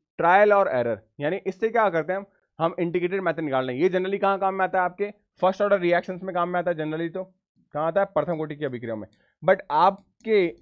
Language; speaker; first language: Hindi; native; Hindi